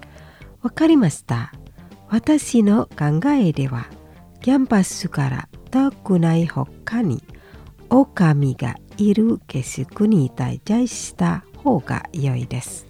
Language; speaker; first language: Japanese; non-native, fluent; Indonesian